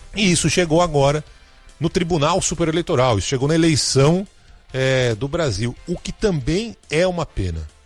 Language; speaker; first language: Portuguese; native; Portuguese